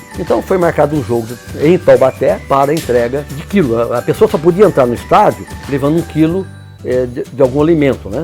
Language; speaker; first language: Portuguese; native; Portuguese